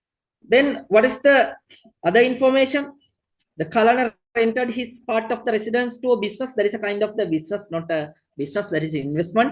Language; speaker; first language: English; non-native, local second language; Sinhala